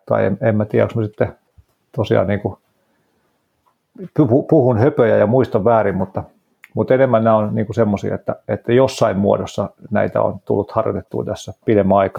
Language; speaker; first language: Finnish; native; Finnish